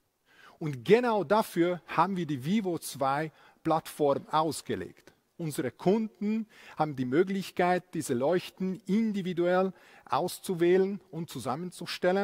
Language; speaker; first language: German; non-native, fluent; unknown